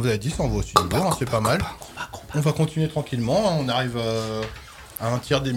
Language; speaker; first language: French; native; French